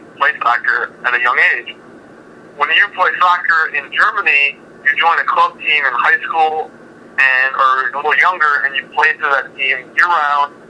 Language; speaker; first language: English; native; English